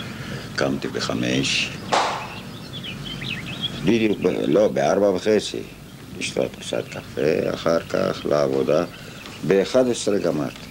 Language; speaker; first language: Hebrew; non-native, fluent; Ladino